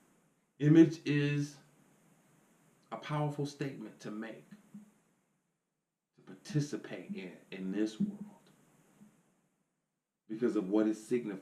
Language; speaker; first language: English; native; English